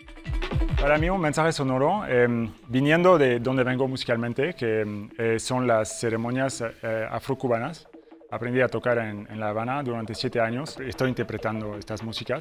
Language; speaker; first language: Spanish; non-native, fluent; French